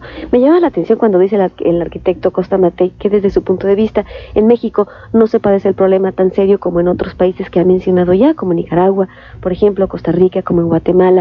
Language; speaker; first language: Spanish; native; Spanish